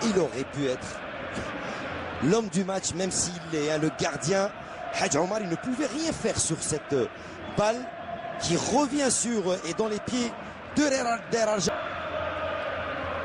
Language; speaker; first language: French; non-native, local second language; Arabic